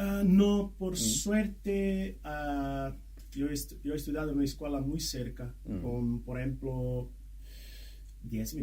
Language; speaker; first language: Spanish; non-native, fluent; Portuguese